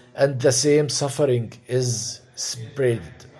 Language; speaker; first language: English; non-native, fluent; Arabic